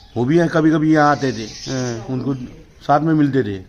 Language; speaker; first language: Hindi; non-native, local second language; Gujarati